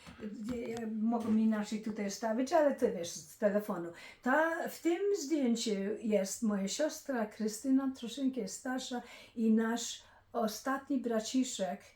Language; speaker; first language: Polish; early bilingual, heritage; Polish